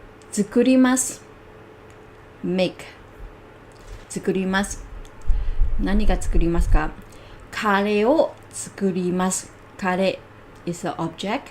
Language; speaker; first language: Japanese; non-native, learner; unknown